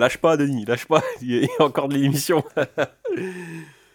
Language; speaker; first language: French; native; French